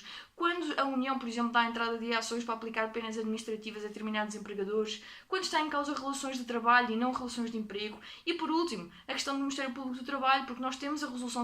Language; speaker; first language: Portuguese; native; Portuguese